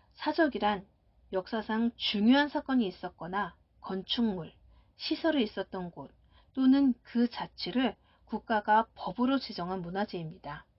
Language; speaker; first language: Korean; native; Korean